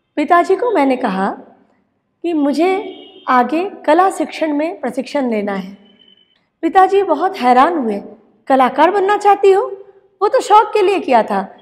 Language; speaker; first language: Hindi; non-native, local second language; Bangla